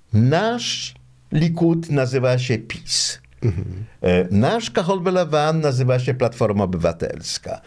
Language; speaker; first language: Polish; native; Polish